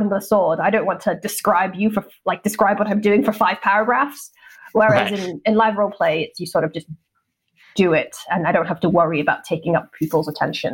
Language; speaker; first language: English; non-native, local second language; Cantonese